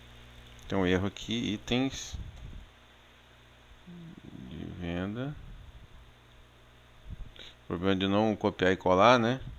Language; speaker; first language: Portuguese; native; Portuguese